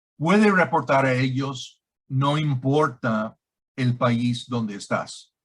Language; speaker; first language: Spanish; non-native, learner; English